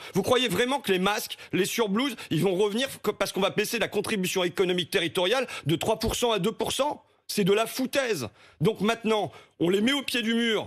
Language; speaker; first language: French; native; French